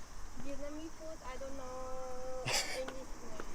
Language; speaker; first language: English; non-native, learner; Vietnamese